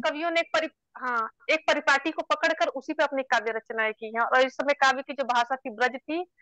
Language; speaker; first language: Hindi; native; Hindi